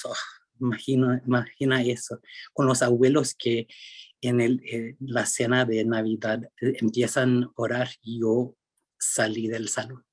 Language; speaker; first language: Spanish; early bilingual, heritage; Spanish